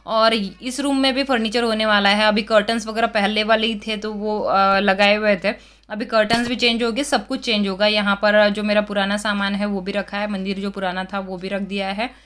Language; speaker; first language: Hindi; non-native, local second language; Marathi